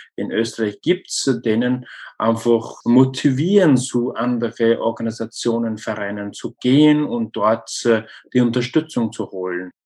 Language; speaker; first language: German; non-native, learner; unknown